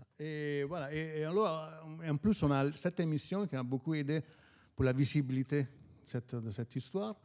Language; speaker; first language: French; non-native, fluent; Italian